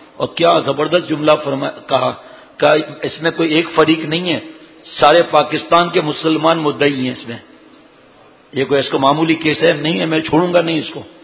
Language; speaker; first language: Urdu; native; Urdu